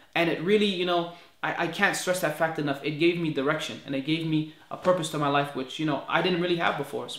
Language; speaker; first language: English; native; English